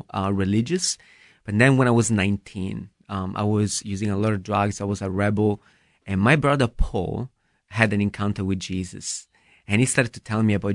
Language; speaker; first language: English; non-native, fluent; Italian